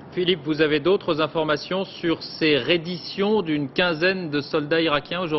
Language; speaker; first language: French; native; French